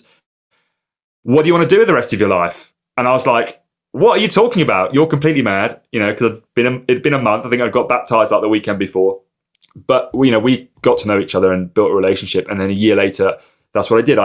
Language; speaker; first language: English; native; English